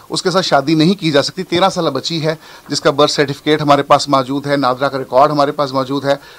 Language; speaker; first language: Urdu; non-native, local second language; Punjabi